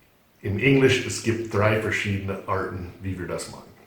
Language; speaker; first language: German; non-native, fluent; English